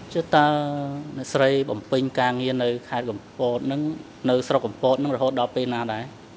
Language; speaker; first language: Khmer; native; Khmer